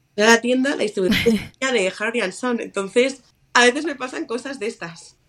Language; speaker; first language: Spanish; native; Spanish